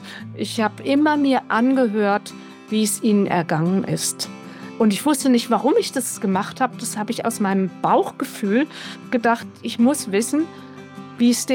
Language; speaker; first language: German; native; German